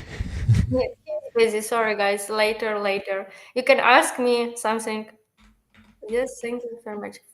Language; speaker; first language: English; non-native, learner; Ukrainian